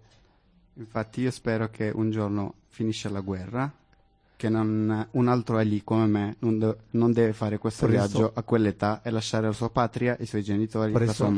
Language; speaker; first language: Italian; non-native, fluent; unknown